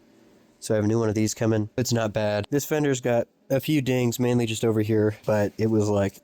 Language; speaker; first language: English; native; English